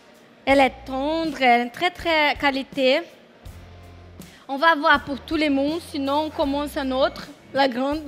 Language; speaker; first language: French; non-native, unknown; Portuguese